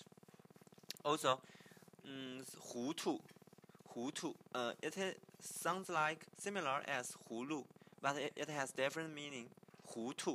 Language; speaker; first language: English; non-native, learner; Chinese